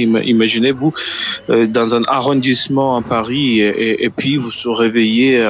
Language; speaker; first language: French; non-native, fluent; Ukrainian